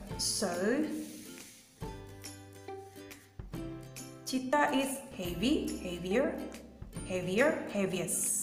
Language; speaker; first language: English; non-native, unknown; Indonesian